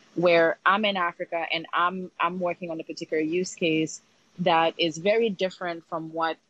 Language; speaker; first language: English; early bilingual, other home language; Haitian Creole